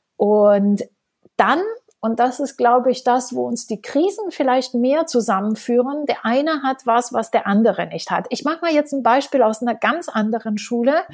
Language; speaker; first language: German; non-native, fluent; Romanian